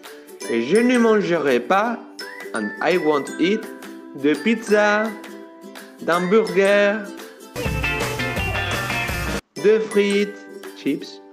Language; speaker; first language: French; non-native, fluent; Spanish